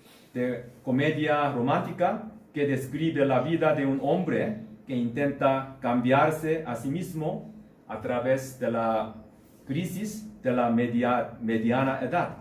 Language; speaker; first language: Spanish; non-native, learner; Korean